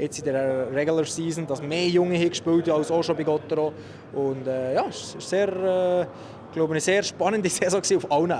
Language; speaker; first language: German; native; German